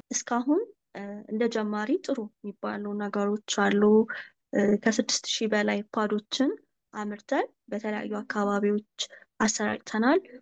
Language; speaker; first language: Amharic; native; Amharic